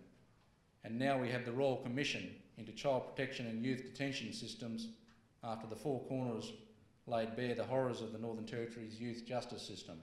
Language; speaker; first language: English; native; English